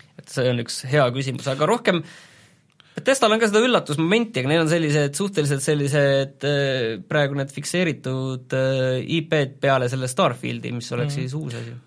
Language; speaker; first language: Estonian; native; Estonian